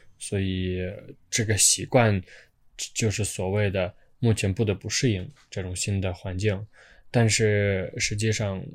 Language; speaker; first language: Chinese; non-native, fluent; Ukrainian